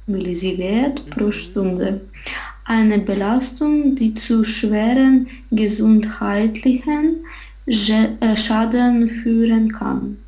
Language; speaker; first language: German; non-native, learner; Russian